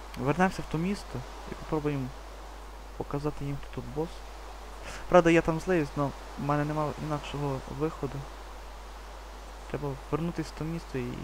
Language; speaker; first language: Ukrainian; native; Ukrainian